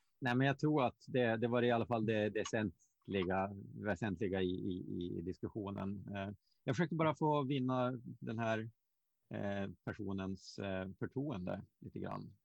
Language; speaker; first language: Swedish; native; Swedish